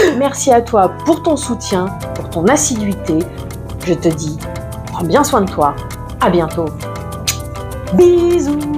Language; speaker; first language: French; native; French